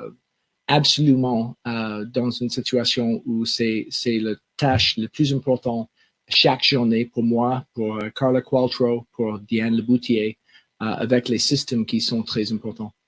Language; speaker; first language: French; non-native, local second language; English